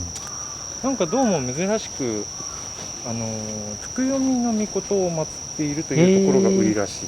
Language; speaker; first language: Japanese; native; Japanese